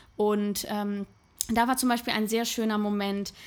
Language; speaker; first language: German; native; German